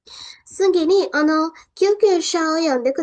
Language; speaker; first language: Japanese; non-native, fluent; Sinhala